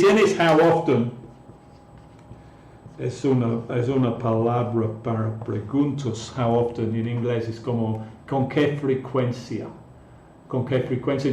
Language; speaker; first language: Spanish; non-native, fluent; English